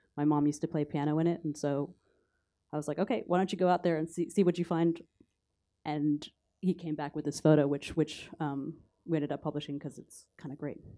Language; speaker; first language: English; native; English